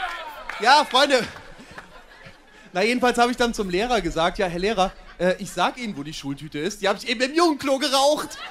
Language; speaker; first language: German; native; German